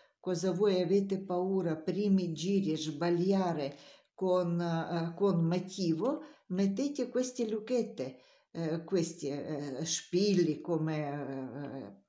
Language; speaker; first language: Italian; non-native, learner; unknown